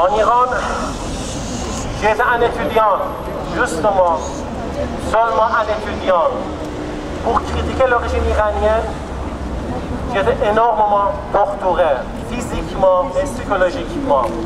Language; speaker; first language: French; non-native, fluent; Kurdish